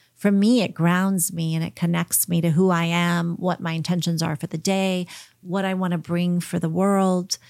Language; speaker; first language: English; early bilingual, heritage; English